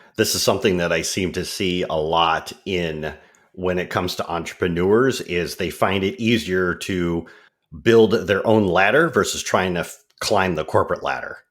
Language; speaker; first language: English; native; English